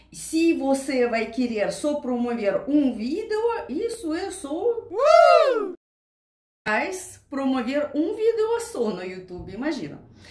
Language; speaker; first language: Portuguese; non-native, learner; Russian